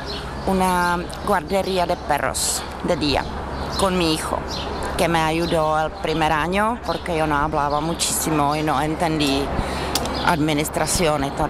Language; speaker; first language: Spanish; non-native, fluent; Czech